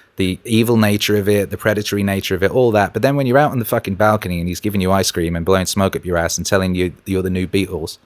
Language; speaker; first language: English; native; English